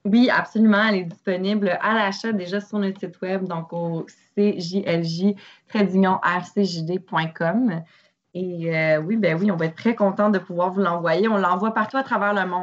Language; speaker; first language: French; native; French